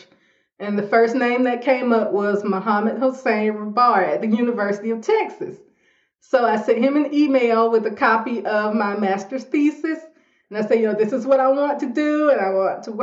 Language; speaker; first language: English; native; English